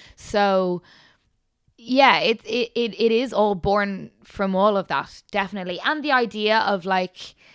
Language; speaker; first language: English; native; English